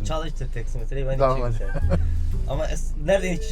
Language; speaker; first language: Turkish; native; Turkish